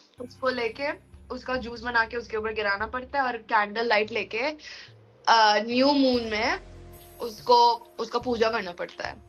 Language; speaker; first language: Hindi; non-native, local second language; Bangla